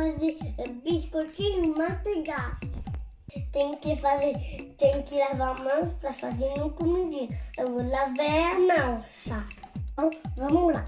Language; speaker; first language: Portuguese; early bilingual, other home language; French